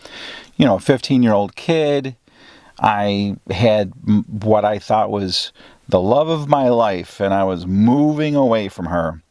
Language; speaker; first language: English; native; English